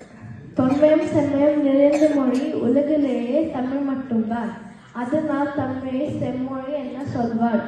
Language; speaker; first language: Tamil; early bilingual, heritage; Tamil